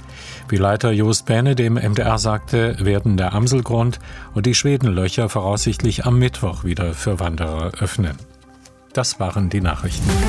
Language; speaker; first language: German; native; German